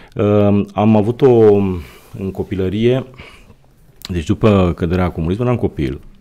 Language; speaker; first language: Romanian; native; Romanian